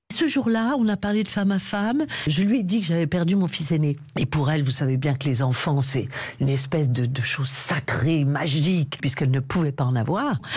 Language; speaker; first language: French; native; French